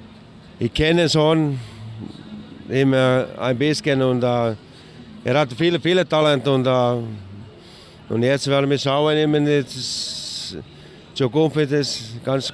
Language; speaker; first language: German; non-native, learner; Finnish